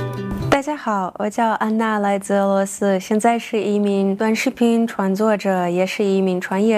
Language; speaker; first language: Chinese; non-native, fluent; Russian